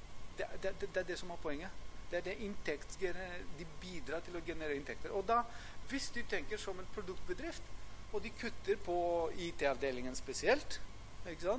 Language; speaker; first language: Norwegian; non-native, fluent; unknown